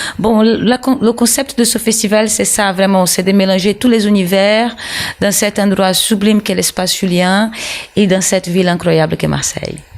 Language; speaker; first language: French; non-native, fluent; Portuguese